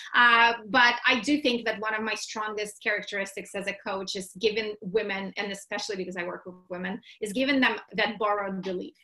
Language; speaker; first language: English; non-native, fluent; Russian